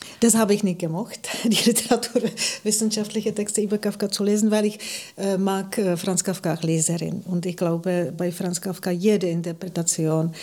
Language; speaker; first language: German; non-native, fluent; Czech